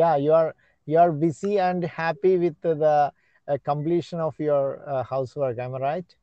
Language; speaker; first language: English; non-native, learner; Malayalam